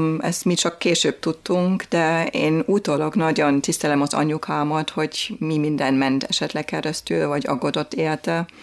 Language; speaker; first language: Hungarian; non-native, fluent; German